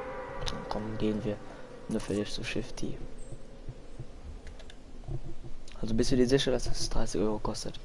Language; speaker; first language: German; non-native, local second language; Luxembourgish